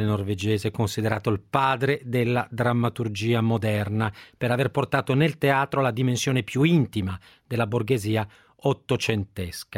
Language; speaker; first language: Italian; native; Italian